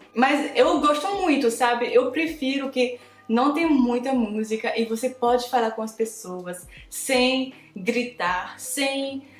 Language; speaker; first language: Portuguese; non-native, fluent; French